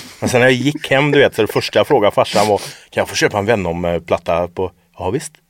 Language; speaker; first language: Swedish; native; Swedish